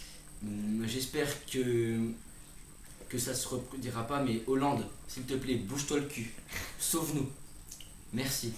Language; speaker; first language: French; native; French